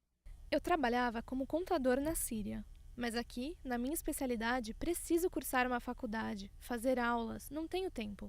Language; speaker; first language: Portuguese; non-native, learner; Arabic